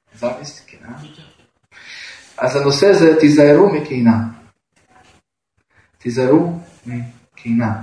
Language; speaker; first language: Hebrew; non-native, fluent; Russian